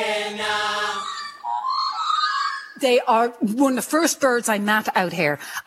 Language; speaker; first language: English; native; English